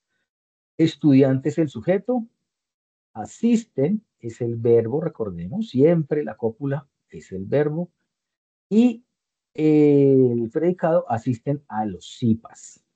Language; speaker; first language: Spanish; native; Spanish